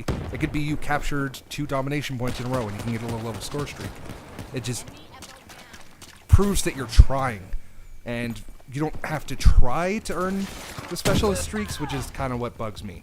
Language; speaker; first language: English; native; English